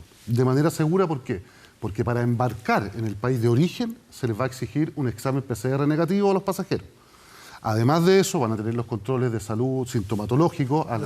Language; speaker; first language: Spanish; native; Spanish